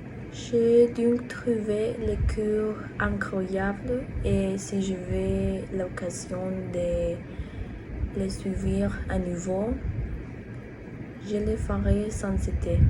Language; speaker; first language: French; non-native, learner; Spanish